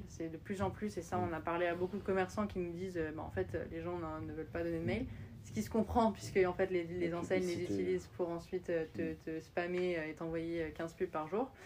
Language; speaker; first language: French; native; French